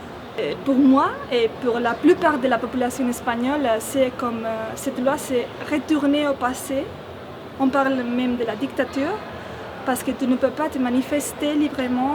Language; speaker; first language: French; non-native, fluent; Spanish